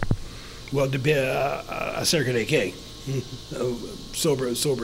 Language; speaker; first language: Spanish; non-native, fluent; English